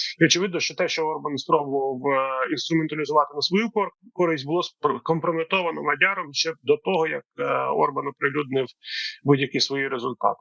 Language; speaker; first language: Ukrainian; native; Ukrainian